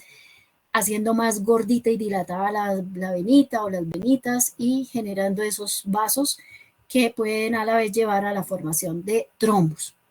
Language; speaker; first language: Spanish; native; Spanish